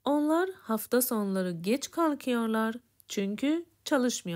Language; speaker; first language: Turkish; non-native, fluent; Persian